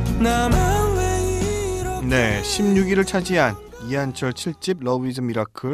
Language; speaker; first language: Korean; native; Korean